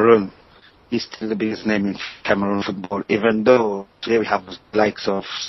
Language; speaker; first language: English; non-native, local second language; French